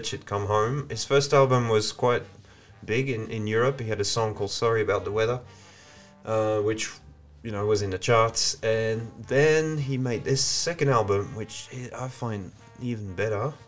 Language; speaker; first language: English; non-native, fluent; French